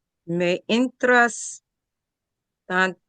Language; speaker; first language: Spanish; non-native, learner; English